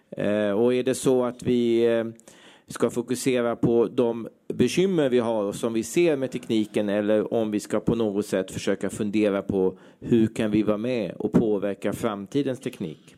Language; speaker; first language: Swedish; native; Swedish